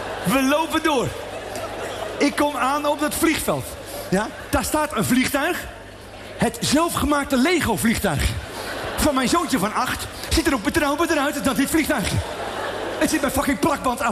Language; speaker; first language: Dutch; native; Dutch